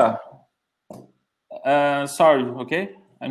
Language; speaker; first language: English; non-native, learner; Portuguese